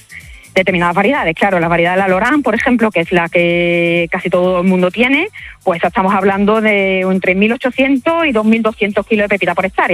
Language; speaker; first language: Spanish; native; Spanish